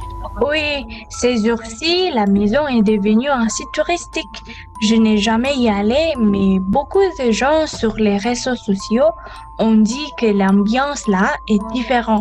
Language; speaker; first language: French; non-native, learner; Indonesian